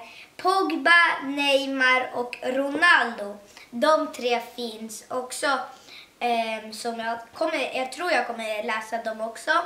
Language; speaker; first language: Swedish; early bilingual, other home language; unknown